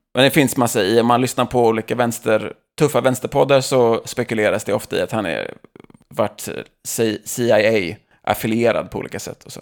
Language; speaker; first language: Swedish; native; Swedish